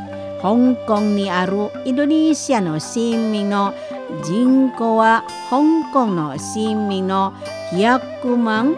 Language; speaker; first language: Japanese; non-native, fluent; Indonesian